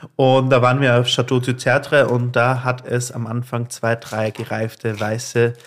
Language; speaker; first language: German; native; German